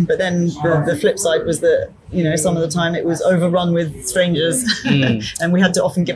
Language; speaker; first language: English; native; English